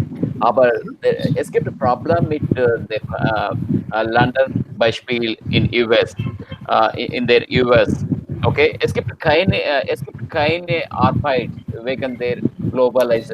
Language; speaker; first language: German; non-native, learner; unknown